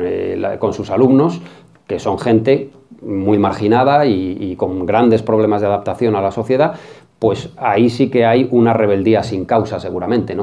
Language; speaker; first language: Spanish; native; Spanish